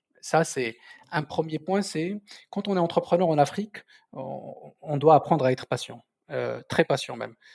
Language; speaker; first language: French; non-native, local second language; Berber languages